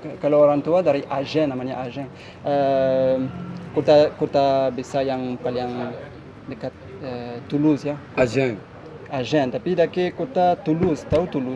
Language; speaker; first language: Indonesian; non-native, learner; French